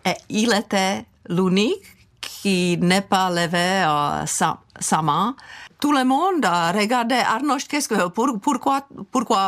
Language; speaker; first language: French; non-native, fluent; Czech